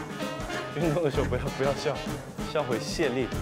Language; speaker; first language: Chinese; non-native, fluent; Korean